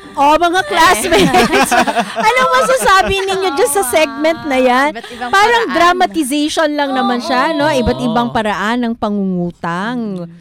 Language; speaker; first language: Filipino; native; Filipino